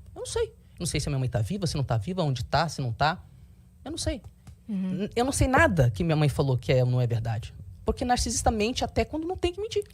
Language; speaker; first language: Portuguese; early bilingual, heritage; Portuguese